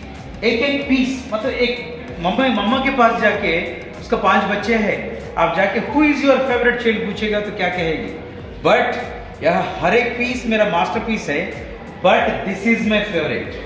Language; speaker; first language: Hindi; native; Hindi